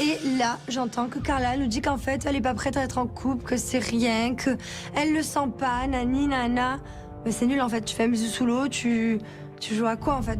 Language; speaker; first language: French; native; French